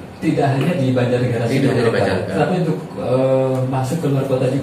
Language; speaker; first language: Indonesian; native; Indonesian